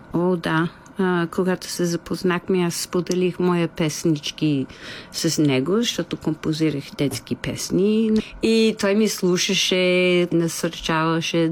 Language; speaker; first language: Bulgarian; non-native, fluent; English